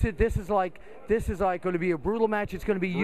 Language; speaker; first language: English; native; English